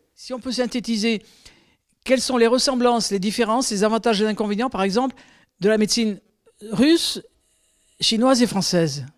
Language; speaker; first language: French; native; French